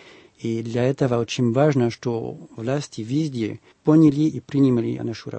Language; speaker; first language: Russian; non-native, fluent; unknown